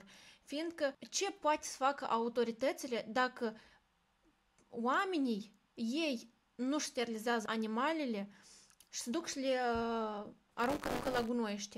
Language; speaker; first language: Romanian; native; Romanian